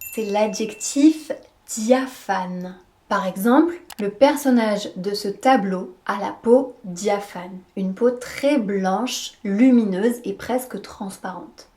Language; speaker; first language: French; native; French